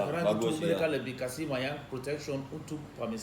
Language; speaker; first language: Indonesian; non-native, fluent; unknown